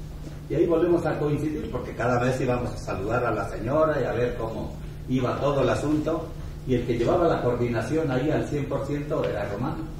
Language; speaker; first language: Spanish; native; Spanish